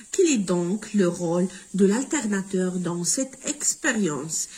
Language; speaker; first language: French; non-native, local second language; Arabic